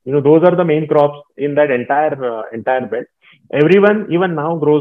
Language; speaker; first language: English; non-native, local second language; Marathi